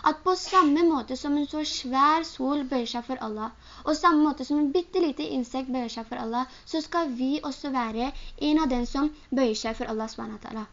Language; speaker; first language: Norwegian; early bilingual, other home language; Urdu